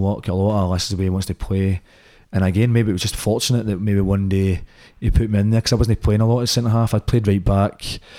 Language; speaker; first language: English; native; English